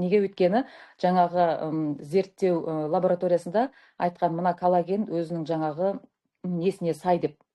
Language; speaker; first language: Kazakh; native; Kazakh